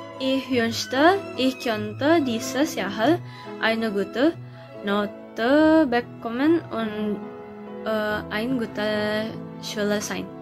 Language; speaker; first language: German; non-native, learner; Indonesian